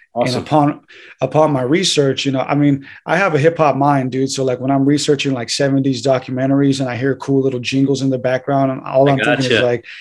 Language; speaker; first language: English; native; English